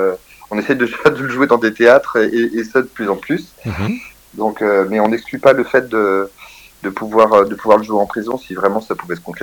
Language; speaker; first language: French; native; French